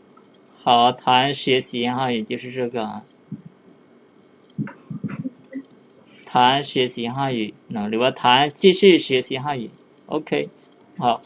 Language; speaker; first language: Chinese; non-native, fluent; Lao